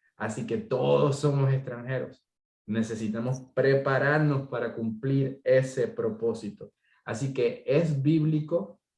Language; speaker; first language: Spanish; native; Spanish